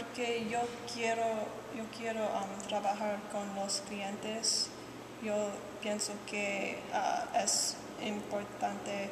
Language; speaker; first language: Spanish; non-native, learner; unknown